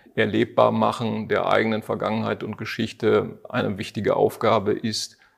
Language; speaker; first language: German; native; German